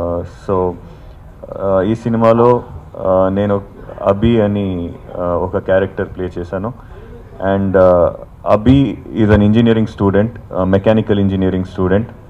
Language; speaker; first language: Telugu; non-native, learner; Kannada